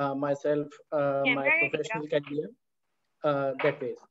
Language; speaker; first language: English; non-native, local second language; Hindi